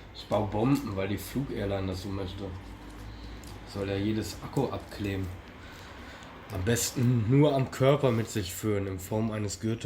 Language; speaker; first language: German; native; German